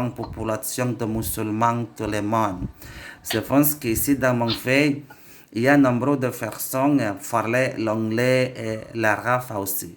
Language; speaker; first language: French; non-native, learner; Indonesian